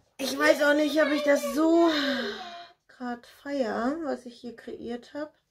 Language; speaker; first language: German; non-native, fluent; Russian